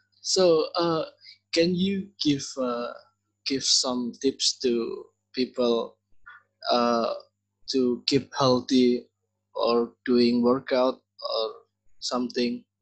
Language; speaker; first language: English; non-native, learner; Indonesian